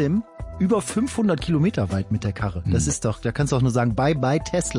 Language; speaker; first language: German; native; German